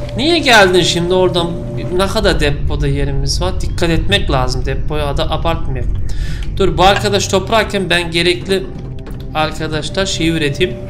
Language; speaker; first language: Turkish; early bilingual, heritage; Turkish